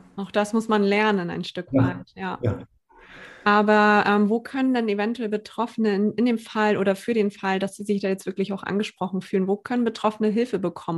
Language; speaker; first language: German; native; German